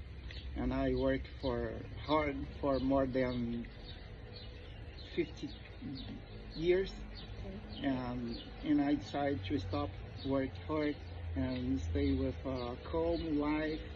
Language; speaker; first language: English; non-native, learner; Portuguese